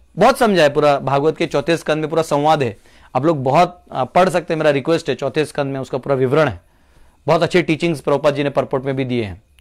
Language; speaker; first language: Hindi; non-native, local second language; Marathi